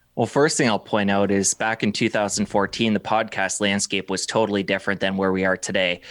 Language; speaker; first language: English; native; English